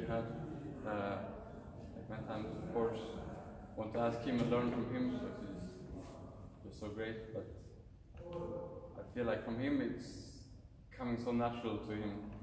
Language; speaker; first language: English; non-native, fluent; Swedish